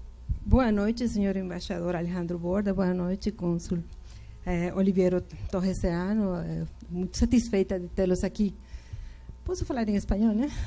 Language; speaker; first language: Portuguese; non-native, fluent; Spanish